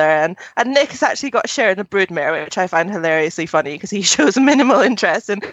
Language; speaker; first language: English; native; English